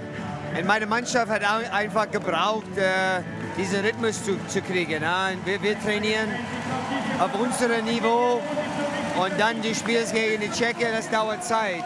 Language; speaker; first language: German; non-native, fluent; English